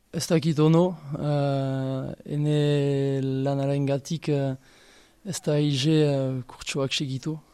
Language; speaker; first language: Basque; non-native, local second language; French